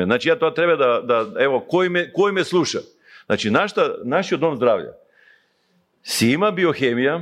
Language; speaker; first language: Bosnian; non-native, local second language; Bulgarian